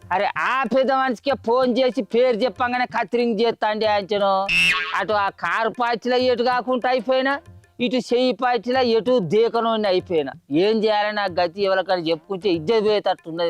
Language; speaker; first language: Telugu; native; Telugu